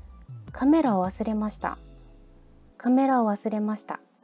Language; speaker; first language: Japanese; non-native, fluent; Korean